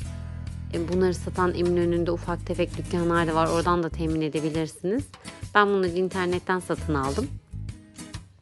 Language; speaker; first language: Turkish; native; Turkish